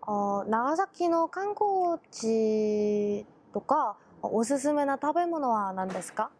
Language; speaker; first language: Japanese; non-native, learner; Korean